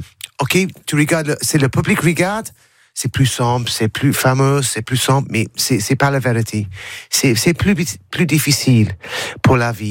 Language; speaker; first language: French; non-native, learner; English